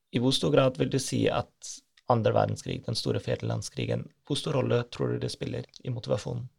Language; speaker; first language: Norwegian; non-native, fluent; German